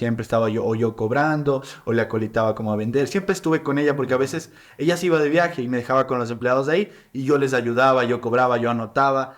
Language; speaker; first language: Spanish; native; Spanish